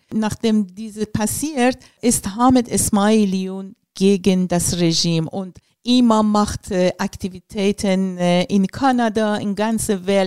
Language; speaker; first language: German; non-native, learner; Persian